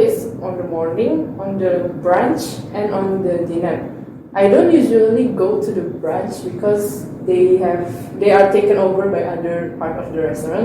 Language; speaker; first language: English; non-native, learner; Indonesian